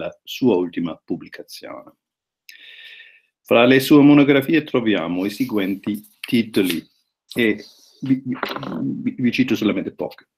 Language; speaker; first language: Italian; non-native, fluent; German